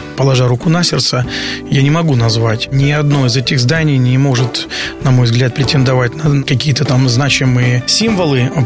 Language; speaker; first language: Russian; native; Russian